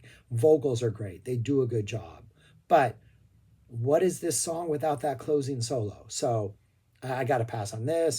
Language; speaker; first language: English; native; English